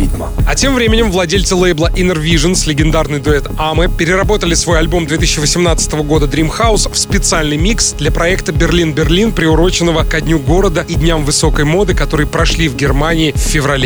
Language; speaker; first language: Russian; native; Russian